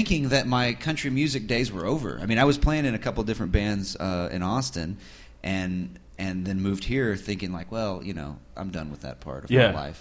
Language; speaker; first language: English; native; English